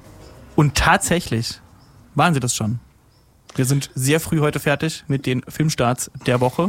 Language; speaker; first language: German; native; German